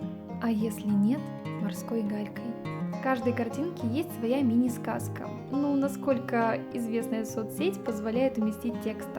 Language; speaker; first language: Russian; native; Russian